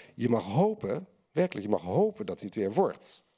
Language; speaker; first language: Dutch; native; Dutch